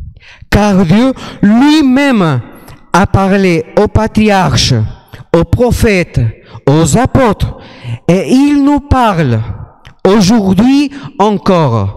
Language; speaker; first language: French; non-native, fluent; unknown